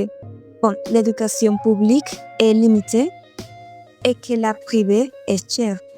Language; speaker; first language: French; non-native, learner; Spanish